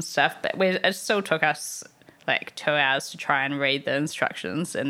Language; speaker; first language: English; native; English